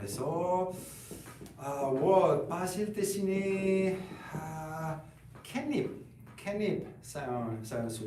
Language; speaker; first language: Korean; non-native, learner; Italian